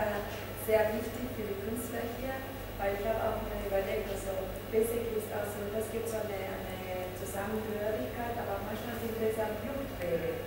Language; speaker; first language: German; non-native, fluent; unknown